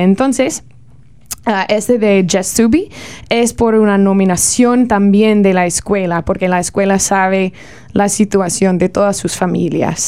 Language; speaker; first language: Spanish; non-native, learner; English